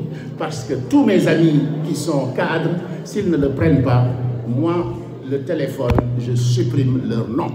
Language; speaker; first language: French; non-native, local second language; Wolof